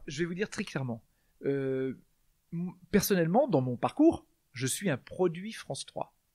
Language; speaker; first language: French; native; French